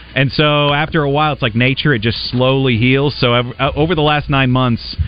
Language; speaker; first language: English; native; English